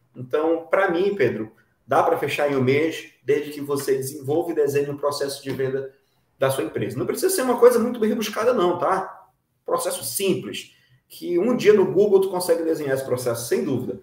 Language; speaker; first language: Portuguese; native; Portuguese